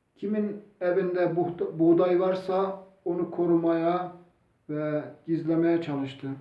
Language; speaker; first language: Turkish; non-native, local second language; Zaza